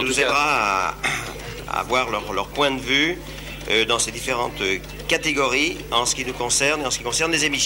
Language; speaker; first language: French; native; French